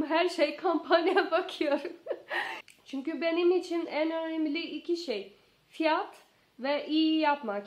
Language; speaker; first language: Turkish; non-native, learner; Portuguese